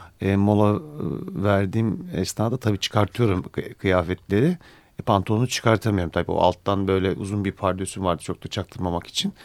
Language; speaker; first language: Turkish; native; Turkish